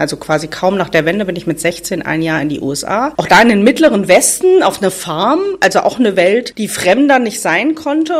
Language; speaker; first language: German; native; German